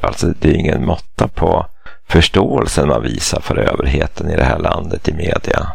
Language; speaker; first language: Swedish; native; Swedish